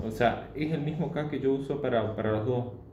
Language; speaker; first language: Spanish; native; Spanish